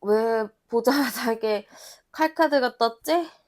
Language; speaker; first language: Korean; native; Korean